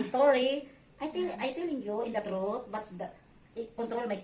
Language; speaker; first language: English; non-native, learner; Filipino